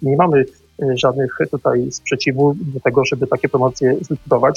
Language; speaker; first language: Polish; native; Polish